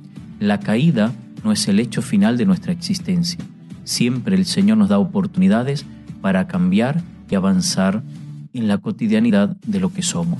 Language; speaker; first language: Spanish; native; Spanish